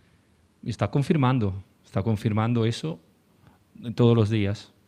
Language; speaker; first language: Portuguese; non-native, learner; Spanish